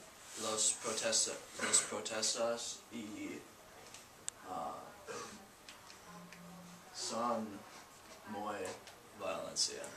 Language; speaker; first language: Spanish; non-native, learner; English